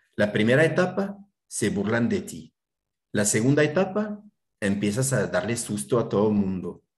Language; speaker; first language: Spanish; non-native, fluent; French